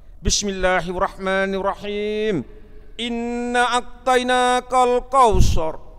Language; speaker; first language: Malay; non-native, local second language; Achinese